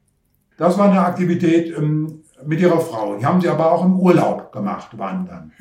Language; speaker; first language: German; native; German